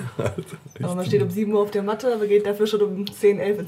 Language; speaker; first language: German; native; German